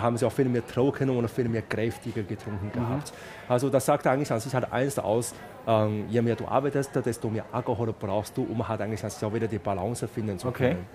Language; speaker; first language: German; non-native, fluent; Chinese